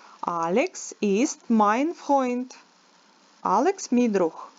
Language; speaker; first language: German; non-native, learner; Ukrainian